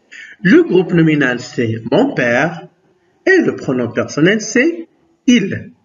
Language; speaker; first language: French; non-native, local second language; Arabic